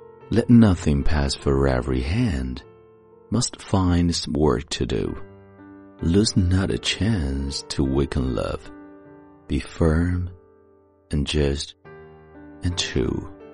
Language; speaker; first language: English; non-native, fluent; Chinese